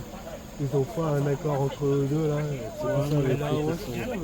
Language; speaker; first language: French; early bilingual, heritage; Vietnamese